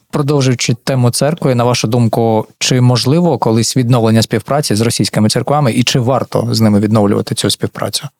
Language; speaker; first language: Ukrainian; native; Ukrainian